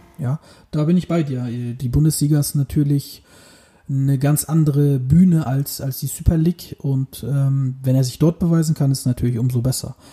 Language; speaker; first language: German; early bilingual, other home language; Turkish